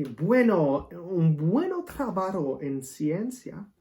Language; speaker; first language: Spanish; non-native, learner; English